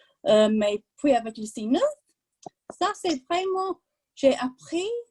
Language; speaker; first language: French; non-native, fluent; English